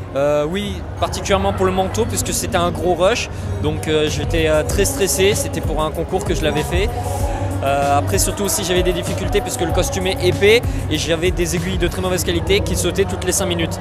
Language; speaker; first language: French; native; French